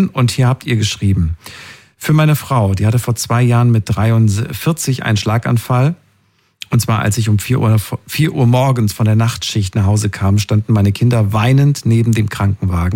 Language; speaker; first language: German; native; German